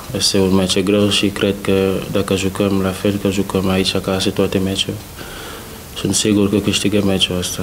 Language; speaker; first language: Romanian; non-native, learner; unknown